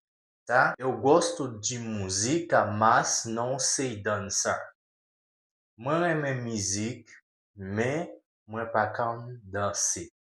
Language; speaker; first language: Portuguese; non-native, learner; Haitian Creole